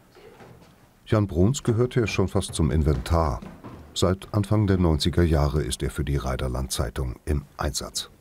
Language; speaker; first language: German; native; German